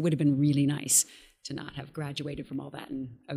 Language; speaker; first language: English; native; English